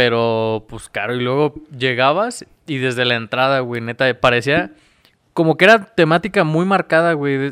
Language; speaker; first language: Spanish; native; Spanish